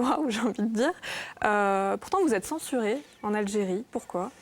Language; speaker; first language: French; native; French